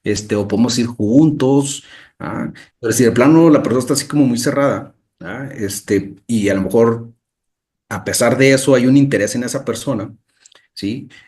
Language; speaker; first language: Spanish; native; Spanish